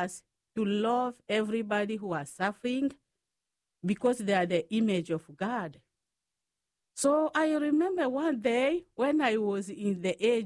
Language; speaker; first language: English; non-native, fluent; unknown